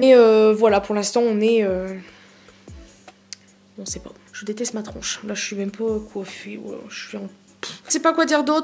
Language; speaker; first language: French; native; French